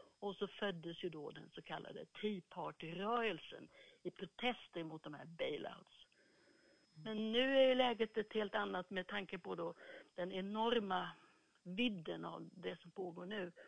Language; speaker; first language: Swedish; native; Swedish